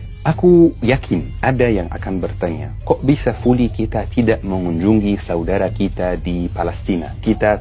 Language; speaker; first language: Indonesian; non-native, fluent; Arabic